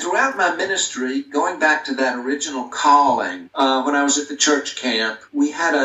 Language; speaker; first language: English; native; English